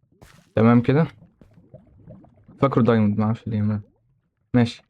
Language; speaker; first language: Arabic; native; Arabic